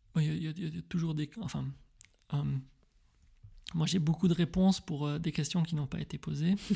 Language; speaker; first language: French; early bilingual, heritage; French